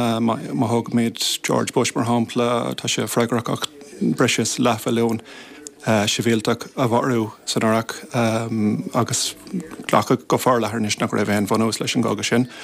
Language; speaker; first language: Irish; non-native, local second language; English